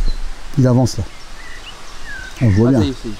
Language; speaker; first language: French; native; French